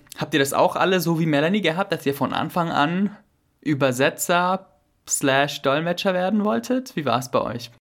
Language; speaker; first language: German; native; German